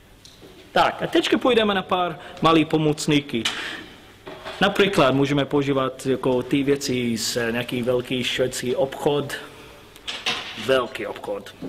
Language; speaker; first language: Czech; non-native, learner; English